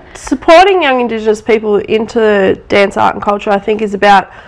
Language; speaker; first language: English; native; English